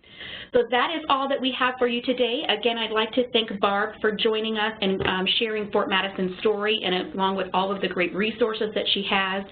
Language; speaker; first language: English; native; English